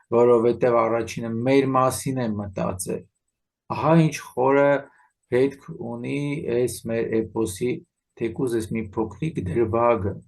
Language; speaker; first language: Armenian; native; Armenian